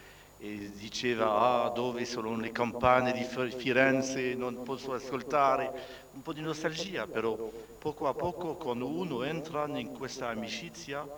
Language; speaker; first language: Italian; non-native, fluent; French